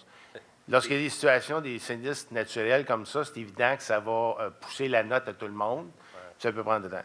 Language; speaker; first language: French; native; French